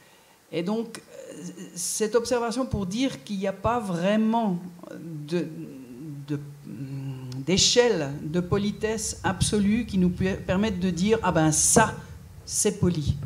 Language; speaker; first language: French; native; French